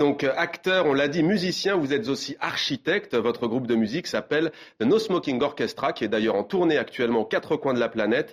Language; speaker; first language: French; native; French